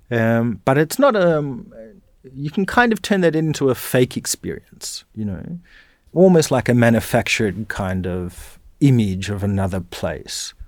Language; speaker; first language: English; native; English